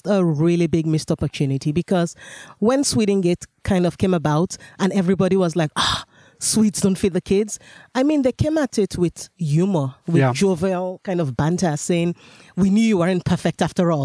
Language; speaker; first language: English; non-native, local second language; Yoruba